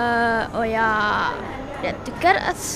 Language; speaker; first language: Swedish; non-native, local second language; Finnish